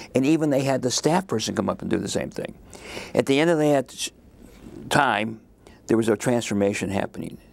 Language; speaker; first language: English; native; English